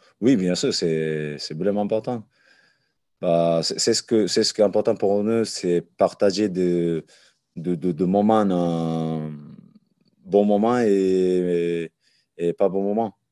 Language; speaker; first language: French; non-native, learner; Japanese